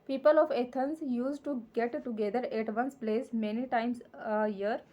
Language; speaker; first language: English; non-native, local second language; Punjabi